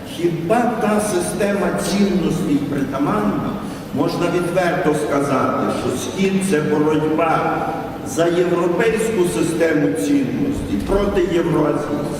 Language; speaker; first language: Ukrainian; native; Ukrainian